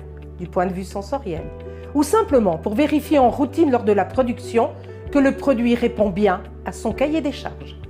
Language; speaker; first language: French; native; French